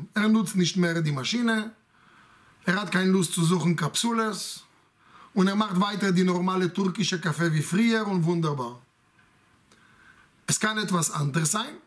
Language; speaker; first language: German; non-native, fluent; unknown